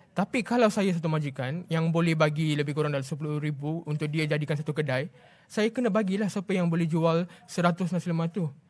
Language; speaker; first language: Malay; non-native, local second language; Tamil